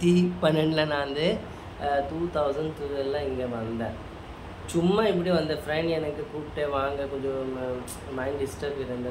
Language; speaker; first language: Tamil; non-native, fluent; Hindi